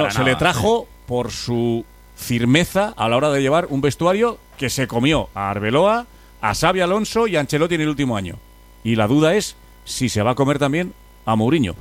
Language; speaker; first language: Spanish; native; Spanish